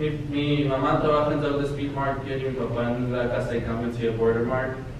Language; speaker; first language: Spanish; native; Spanish